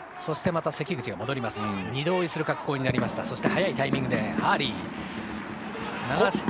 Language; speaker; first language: Japanese; native; Japanese